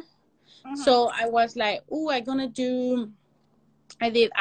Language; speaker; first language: English; non-native, fluent; Spanish